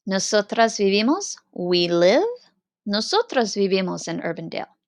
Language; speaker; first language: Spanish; non-native, fluent; English